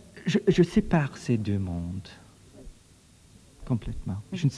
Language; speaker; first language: French; early bilingual, heritage; French